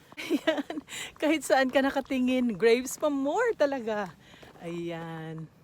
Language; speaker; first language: Filipino; native; Filipino